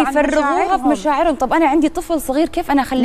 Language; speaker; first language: Arabic; native; Arabic